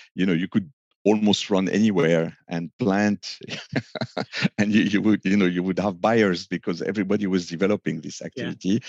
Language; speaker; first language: English; non-native, fluent; French